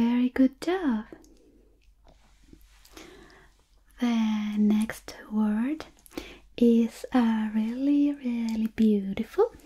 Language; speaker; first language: English; non-native, fluent; Spanish